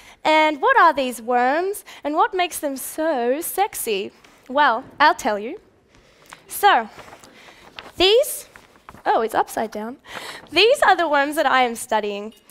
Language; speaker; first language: English; native; English